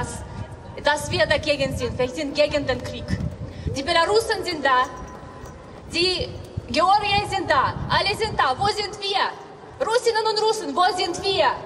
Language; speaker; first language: German; non-native, fluent; Russian